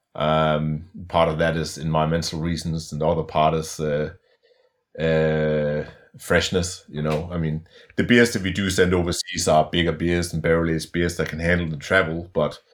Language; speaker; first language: English; non-native, fluent; Danish